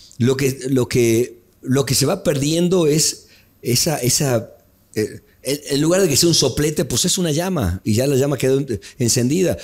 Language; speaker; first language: Spanish; native; Spanish